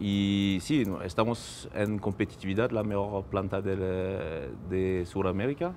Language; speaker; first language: Spanish; non-native, fluent; French